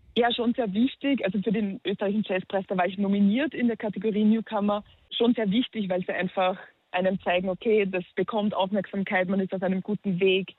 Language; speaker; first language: German; native; German